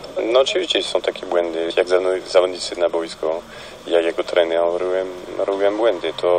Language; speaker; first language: Polish; non-native, fluent; French